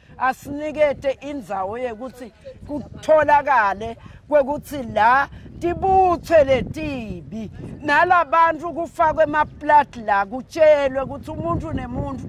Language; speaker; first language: Zulu; non-native, local second language; Swati